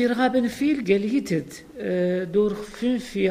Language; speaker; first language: German; non-native, learner; Arabic